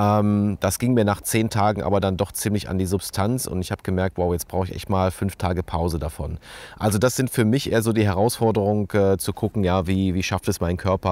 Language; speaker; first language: German; native; German